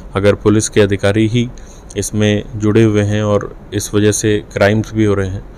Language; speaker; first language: Hindi; native; Hindi